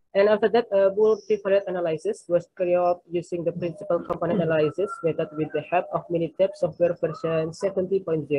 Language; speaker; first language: English; non-native, learner; Indonesian